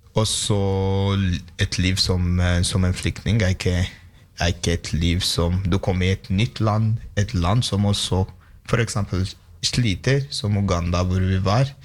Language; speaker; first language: Norwegian; non-native, fluent; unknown